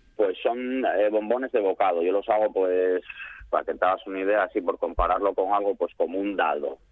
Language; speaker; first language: Spanish; native; Spanish